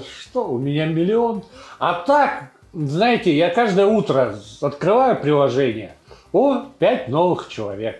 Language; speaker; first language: Russian; native; Russian